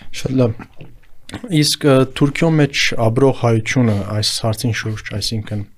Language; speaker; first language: Armenian; native; Armenian